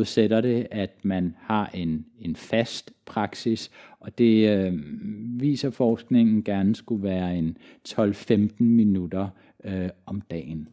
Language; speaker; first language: Danish; native; Danish